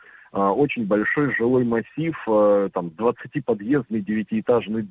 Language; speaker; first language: Russian; native; Russian